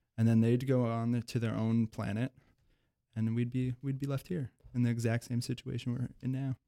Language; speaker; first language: English; native; English